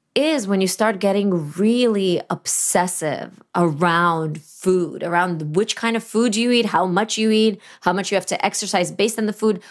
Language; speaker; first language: English; early bilingual, other home language; Russian